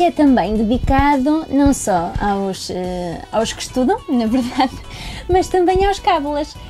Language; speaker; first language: Portuguese; native; Portuguese